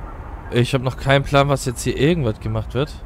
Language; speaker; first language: German; native; German